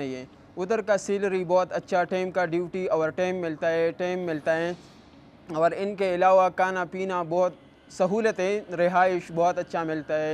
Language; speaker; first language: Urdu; non-native, local second language; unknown